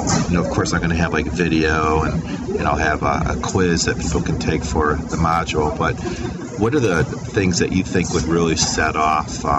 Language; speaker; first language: English; native; English